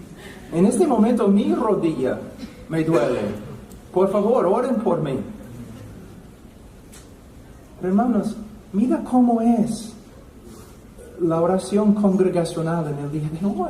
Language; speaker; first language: Spanish; non-native, fluent; English